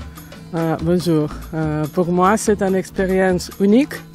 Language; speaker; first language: French; non-native, learner; Catalan